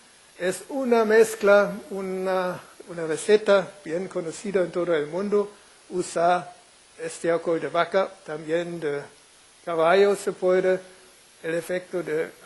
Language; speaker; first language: Spanish; non-native, fluent; German